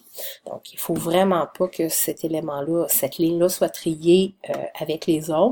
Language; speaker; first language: French; native; French